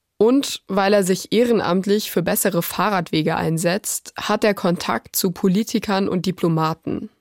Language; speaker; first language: German; native; German